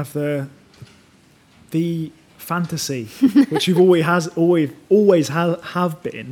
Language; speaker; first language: English; native; English